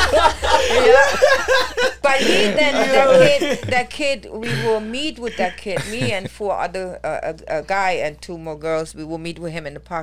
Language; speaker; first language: English; non-native, fluent; German